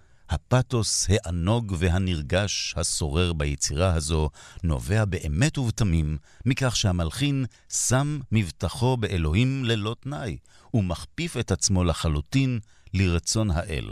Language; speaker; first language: Hebrew; native; Hebrew